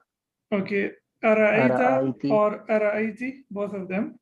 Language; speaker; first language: Arabic; non-native, fluent; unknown